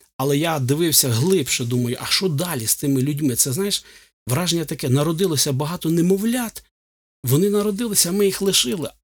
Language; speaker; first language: Ukrainian; native; Ukrainian